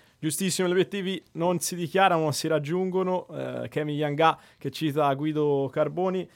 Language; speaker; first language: Italian; native; Italian